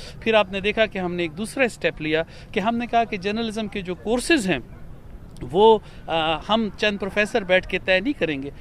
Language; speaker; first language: Urdu; non-native, local second language; Pashto